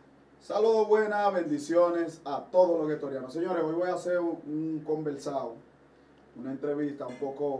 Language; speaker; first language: Spanish; native; Spanish